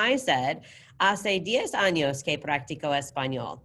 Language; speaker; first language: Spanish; non-native, fluent; English